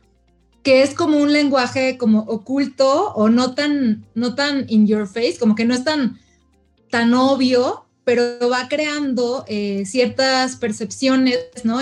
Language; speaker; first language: Spanish; native; Spanish